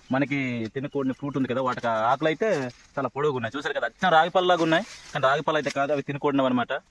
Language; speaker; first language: Telugu; non-native, local second language; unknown